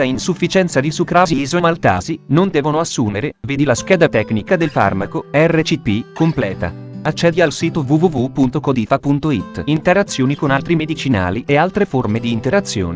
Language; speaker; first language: Italian; native; Italian